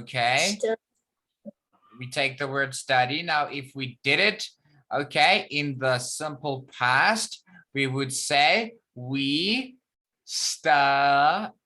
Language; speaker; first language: English; non-native, fluent; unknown